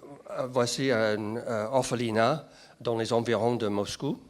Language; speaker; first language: French; non-native, fluent; English